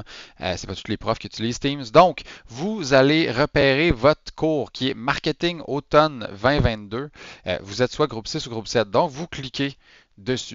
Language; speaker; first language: French; native; French